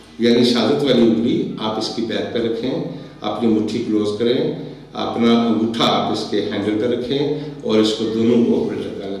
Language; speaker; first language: Urdu; non-native, local second language; Pahari-Potwari